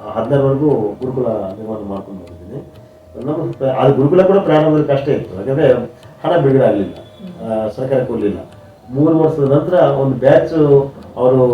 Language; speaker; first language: Kannada; non-native, local second language; Telugu